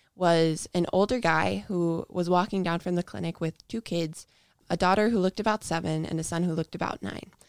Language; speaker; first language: English; native; English